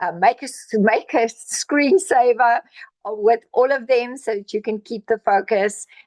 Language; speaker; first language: English; non-native, local second language; Afrikaans